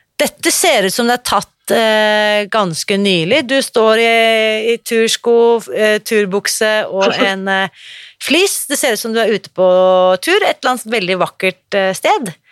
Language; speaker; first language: Norwegian; native; Norwegian